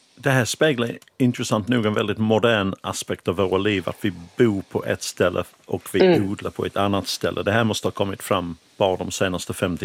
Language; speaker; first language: Swedish; native; Swedish